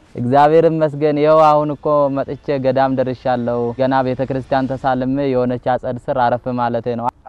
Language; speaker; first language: Amharic; native; Amharic